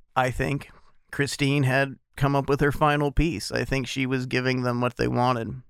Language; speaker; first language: English; native; English